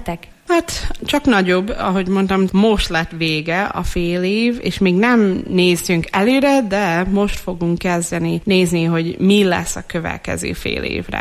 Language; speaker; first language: Hungarian; non-native, fluent; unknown